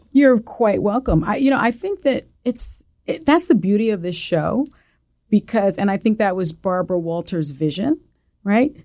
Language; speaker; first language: English; early bilingual, other home language; Spanish